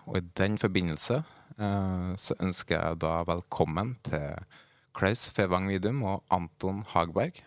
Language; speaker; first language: Norwegian; native; Norwegian